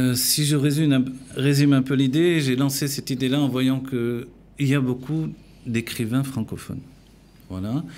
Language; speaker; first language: French; native; French